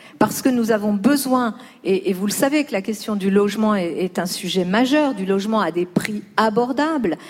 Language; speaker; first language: French; early bilingual, other home language; Spanish